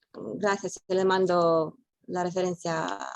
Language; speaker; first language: Spanish; non-native, fluent; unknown